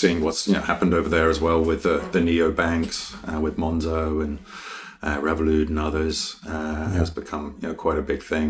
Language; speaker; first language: English; native; English